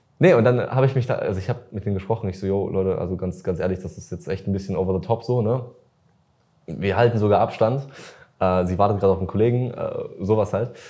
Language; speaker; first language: German; early bilingual, other home language; Russian